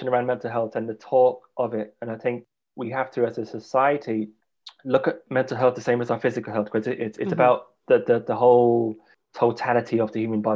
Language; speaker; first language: English; native; English